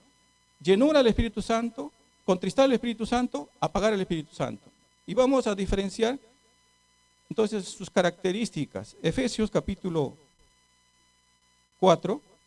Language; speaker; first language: Spanish; native; Spanish